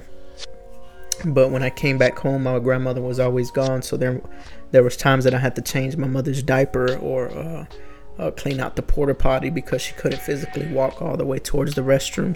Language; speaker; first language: English; native; English